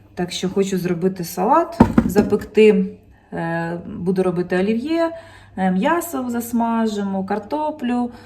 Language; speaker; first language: Ukrainian; native; Ukrainian